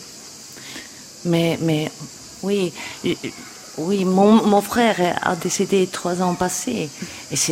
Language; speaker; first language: French; non-native, local second language; Dutch